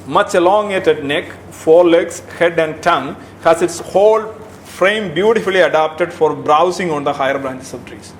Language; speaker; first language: English; non-native, local second language; Malayalam